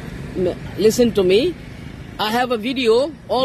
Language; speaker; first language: English; non-native, learner; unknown